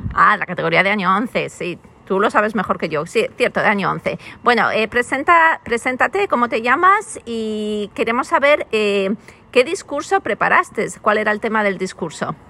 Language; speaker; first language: Spanish; native; Spanish